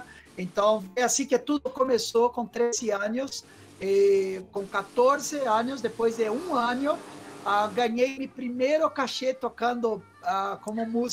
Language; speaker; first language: Spanish; non-native, fluent; Portuguese